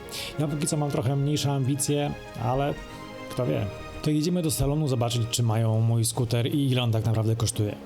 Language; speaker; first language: Polish; native; Polish